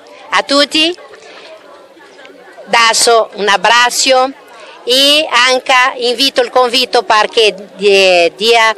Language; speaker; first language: Italian; early bilingual, heritage; Italian